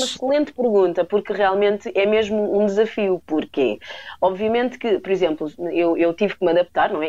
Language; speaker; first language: Portuguese; native; Portuguese